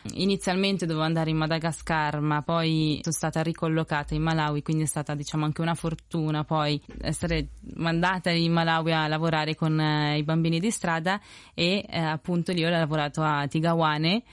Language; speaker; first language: Italian; early bilingual, other home language; Spanish